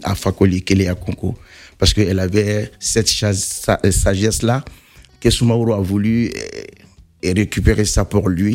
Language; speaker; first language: French; non-native, local second language; Mandingo